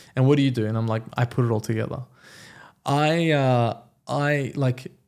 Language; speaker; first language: English; early bilingual, other home language; Persian